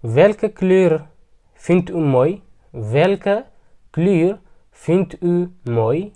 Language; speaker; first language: Dutch; non-native, learner; Tigrinya